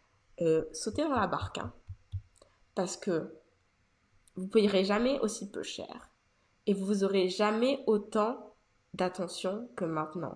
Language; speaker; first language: French; native; French